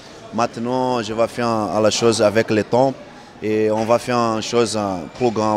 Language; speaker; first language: French; non-native, learner; Portuguese